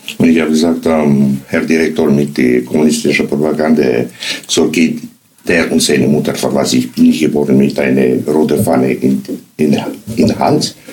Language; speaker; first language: German; non-native, learner; Romanian